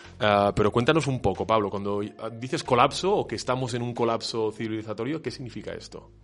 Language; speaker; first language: Spanish; non-native, local second language; Catalan